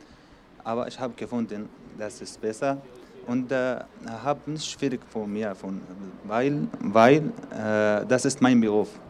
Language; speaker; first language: German; non-native, learner; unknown